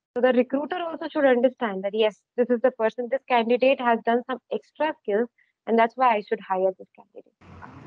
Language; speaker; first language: English; non-native, local second language; Marathi